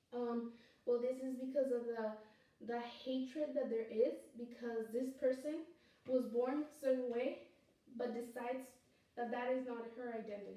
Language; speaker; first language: English; non-native, fluent; Spanish